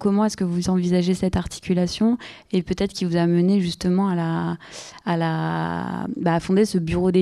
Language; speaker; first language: French; native; French